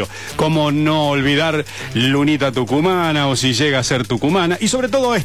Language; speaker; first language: Spanish; native; Spanish